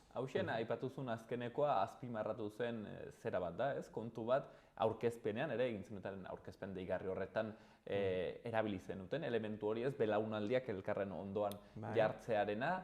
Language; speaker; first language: Basque; native; Basque